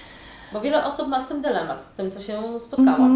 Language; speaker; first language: Polish; native; Polish